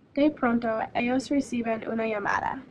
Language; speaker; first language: Spanish; non-native, learner; English